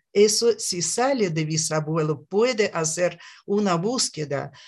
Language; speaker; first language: Spanish; non-native, learner; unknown